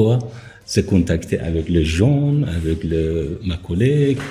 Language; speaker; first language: French; non-native, learner; Persian